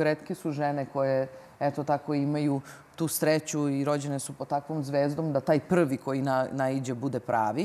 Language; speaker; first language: Serbian; native; Serbian